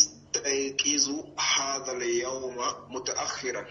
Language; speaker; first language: Arabic; non-native, learner; French